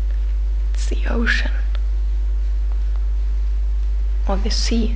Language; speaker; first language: English; non-native, fluent; German